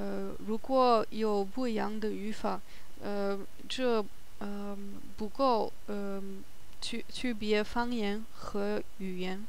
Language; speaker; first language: Chinese; non-native, learner; German